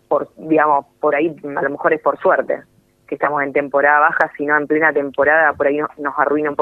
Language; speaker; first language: Spanish; native; Spanish